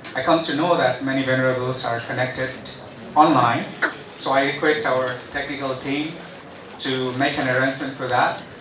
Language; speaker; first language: English; non-native, local second language; Nepali